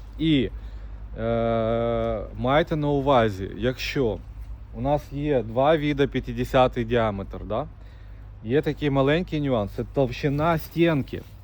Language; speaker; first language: Ukrainian; non-native, local second language; Russian